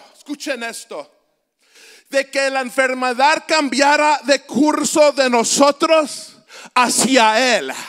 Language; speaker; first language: Spanish; native; Spanish